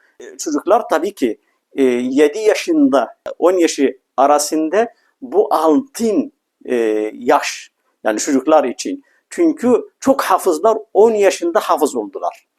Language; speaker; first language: Turkish; non-native, fluent; Arabic